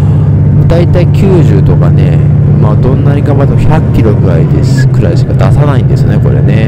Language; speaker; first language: Japanese; native; Japanese